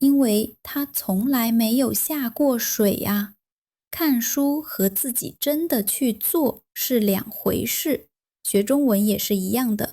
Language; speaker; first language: Chinese; non-native, fluent; Vietnamese